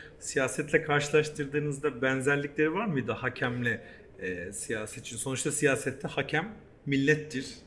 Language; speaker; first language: Turkish; early bilingual, heritage; Turkish